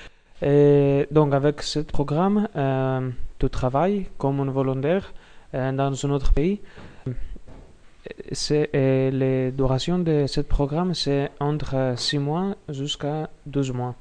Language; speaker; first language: French; non-native, learner; Greek